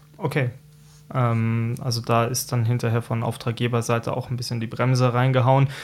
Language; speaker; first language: German; native; German